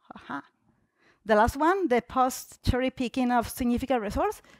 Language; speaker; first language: English; non-native, fluent; Italian